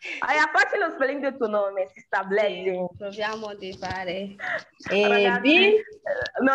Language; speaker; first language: Italian; non-native, fluent; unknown